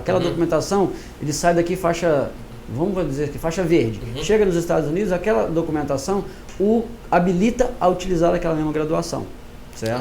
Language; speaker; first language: Portuguese; native; Portuguese